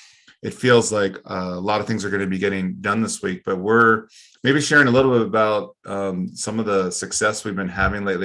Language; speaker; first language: English; native; English